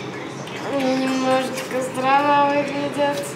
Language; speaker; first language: Russian; early bilingual, heritage; Russian